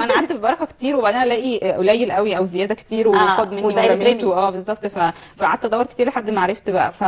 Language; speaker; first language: Arabic; native; Arabic